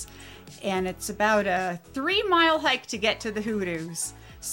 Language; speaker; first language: English; native; English